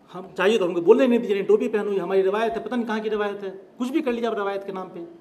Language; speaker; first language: Urdu; native; Urdu